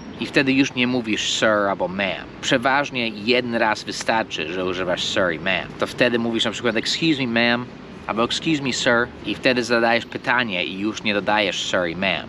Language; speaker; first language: Polish; non-native, fluent; English